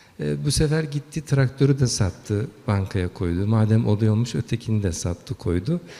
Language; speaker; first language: Turkish; early bilingual, heritage; Turkish